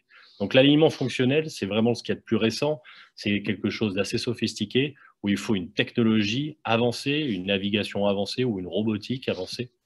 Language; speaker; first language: French; native; French